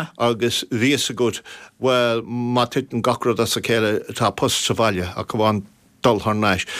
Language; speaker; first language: Irish; native; Irish